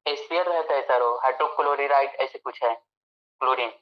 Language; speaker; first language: Hindi; native; Hindi